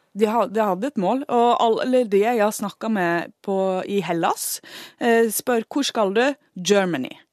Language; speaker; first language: Norwegian; native; Norwegian